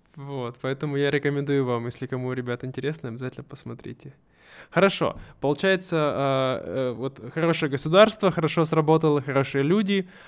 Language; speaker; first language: Russian; native; Russian